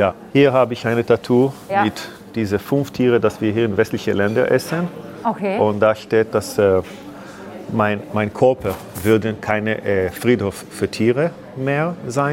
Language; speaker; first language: German; non-native, learner; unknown